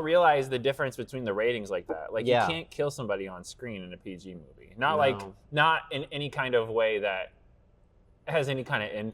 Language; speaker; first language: English; native; English